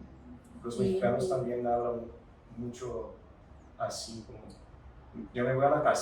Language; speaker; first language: Spanish; non-native, fluent; Portuguese